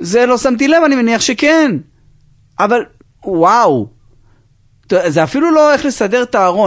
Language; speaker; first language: Hebrew; native; Hebrew